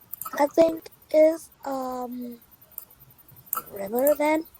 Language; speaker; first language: English; non-native, learner; Vietnamese